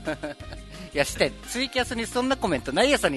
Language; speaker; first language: Japanese; native; Japanese